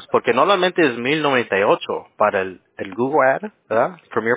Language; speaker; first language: Spanish; early bilingual, heritage; Spanish